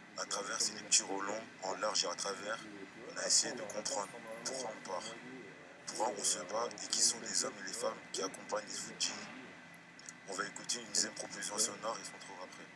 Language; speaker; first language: French; native; French